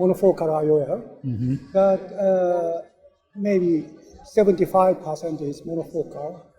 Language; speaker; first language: English; non-native, learner; Japanese